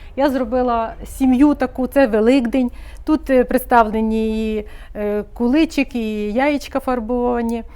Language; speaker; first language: Ukrainian; native; Ukrainian